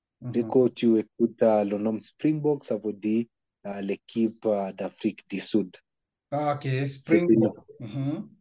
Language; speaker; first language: French; non-native, learner; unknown